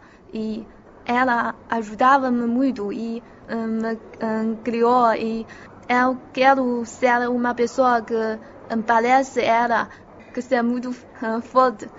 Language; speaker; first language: Portuguese; non-native, fluent; Chinese